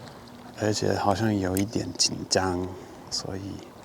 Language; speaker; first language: Chinese; non-native, fluent; English